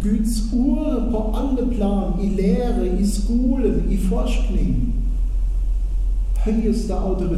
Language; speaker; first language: Norwegian; non-native, fluent; German